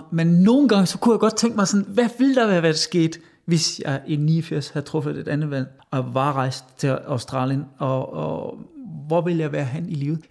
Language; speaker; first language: Danish; non-native, fluent; German